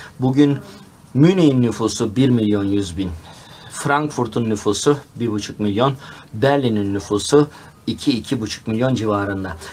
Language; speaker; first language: Turkish; native; Turkish